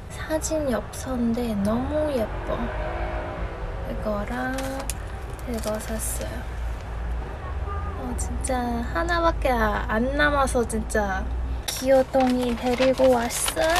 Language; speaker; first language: Korean; non-native, fluent; Chinese